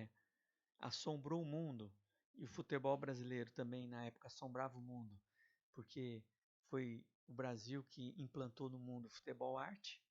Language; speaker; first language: Portuguese; native; Portuguese